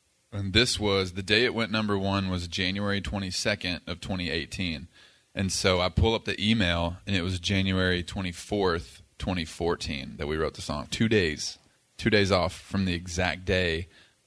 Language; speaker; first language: English; native; English